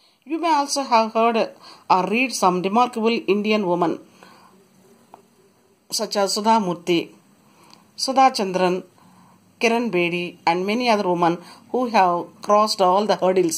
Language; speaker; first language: English; non-native, local second language; Telugu